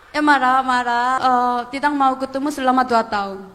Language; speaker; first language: Indonesian; non-native, learner; Korean